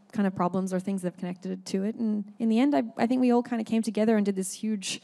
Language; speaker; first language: English; native; English